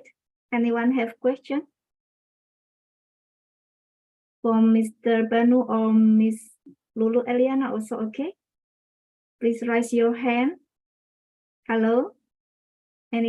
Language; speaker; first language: English; non-native, local second language; Indonesian